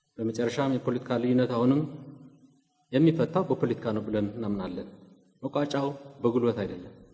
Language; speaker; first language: Amharic; non-native, local second language; Tigrinya